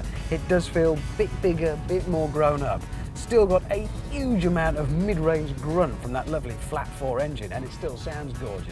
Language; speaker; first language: English; native; English